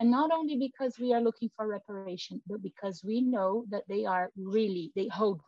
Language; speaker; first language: English; non-native, fluent; Portuguese